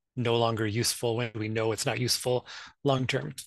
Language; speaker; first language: English; native; English